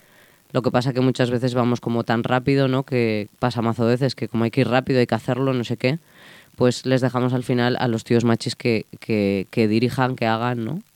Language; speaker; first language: Spanish; native; Spanish